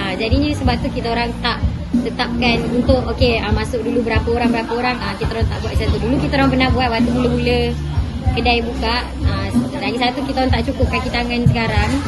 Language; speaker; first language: Malay; native; Malay